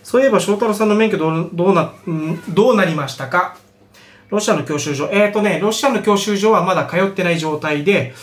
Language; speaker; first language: Japanese; native; Japanese